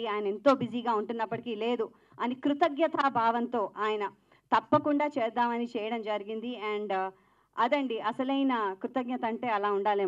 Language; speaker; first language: Telugu; native; Telugu